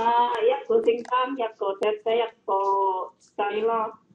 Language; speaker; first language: Cantonese; non-native, learner; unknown